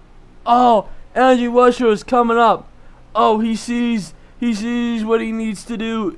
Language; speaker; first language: English; native; English